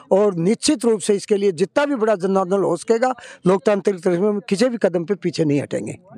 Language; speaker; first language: Hindi; native; Hindi